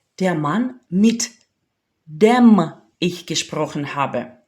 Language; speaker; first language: German; non-native, fluent; Ukrainian